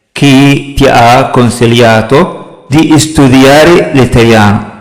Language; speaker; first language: Italian; non-native, fluent; Somali